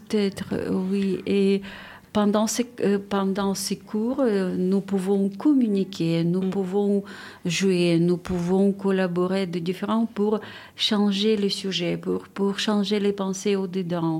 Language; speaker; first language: French; non-native, fluent; Ukrainian